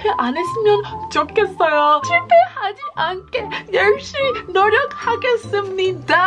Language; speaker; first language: Korean; non-native, fluent; English